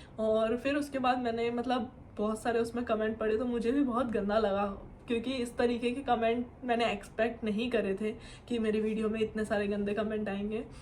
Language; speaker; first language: Hindi; native; Hindi